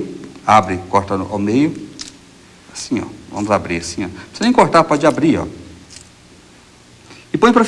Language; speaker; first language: Portuguese; native; Portuguese